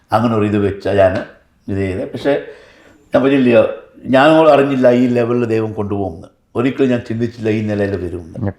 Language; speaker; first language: Malayalam; early bilingual, heritage; Malayalam